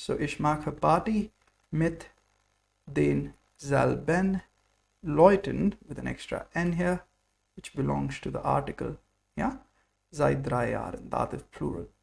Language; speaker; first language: German; non-native, fluent; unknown